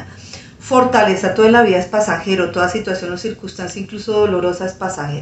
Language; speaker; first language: Spanish; native; Spanish